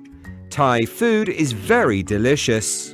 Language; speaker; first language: English; non-native, learner; Thai